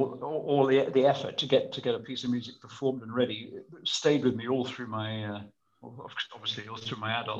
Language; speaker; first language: English; native; English